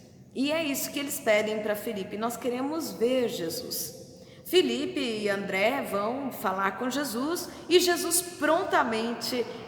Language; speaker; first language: Portuguese; native; Portuguese